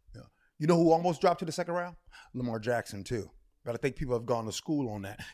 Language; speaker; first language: English; native; English